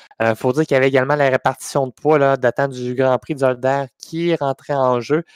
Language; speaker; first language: French; native; French